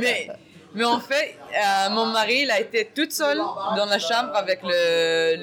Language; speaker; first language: French; non-native, learner; Hebrew